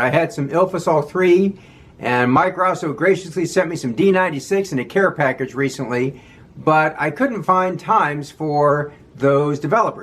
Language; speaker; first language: English; native; English